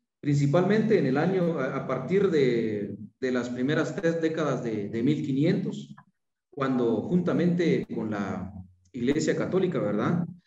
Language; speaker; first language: Spanish; non-native, local second language; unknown